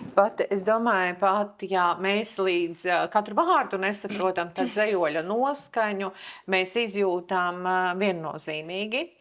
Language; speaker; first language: Latvian; native; Latvian